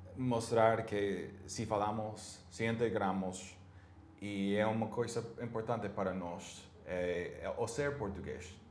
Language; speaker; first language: Portuguese; non-native, learner; English